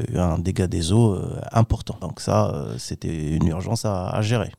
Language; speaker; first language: French; non-native, local second language; Arabic